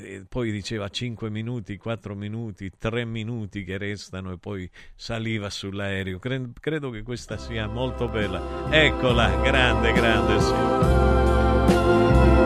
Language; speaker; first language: Italian; native; Italian